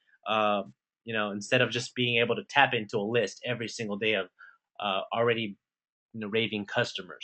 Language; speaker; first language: English; native; English